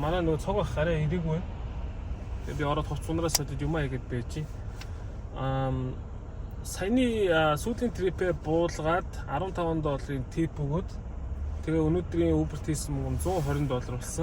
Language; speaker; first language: Mongolian; native; Mongolian